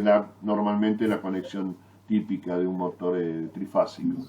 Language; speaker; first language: Spanish; native; Spanish